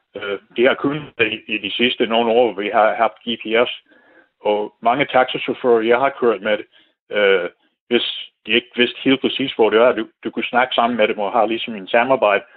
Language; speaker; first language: Danish; non-native, fluent; English